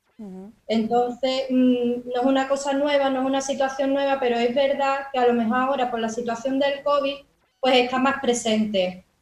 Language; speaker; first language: Spanish; native; Spanish